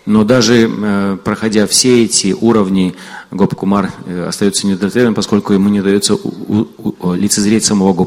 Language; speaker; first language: Russian; native; Russian